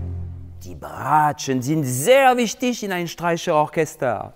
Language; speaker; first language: German; non-native, fluent; French